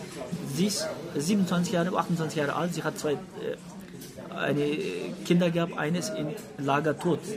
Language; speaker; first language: German; non-native, learner; Uyghur